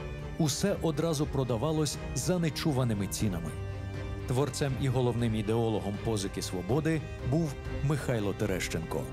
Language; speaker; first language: Ukrainian; native; Ukrainian